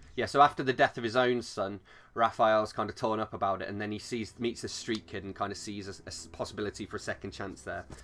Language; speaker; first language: English; native; English